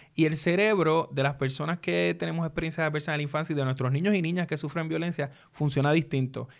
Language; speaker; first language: Spanish; native; Spanish